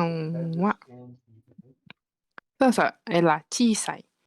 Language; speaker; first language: Japanese; non-native, learner; Malay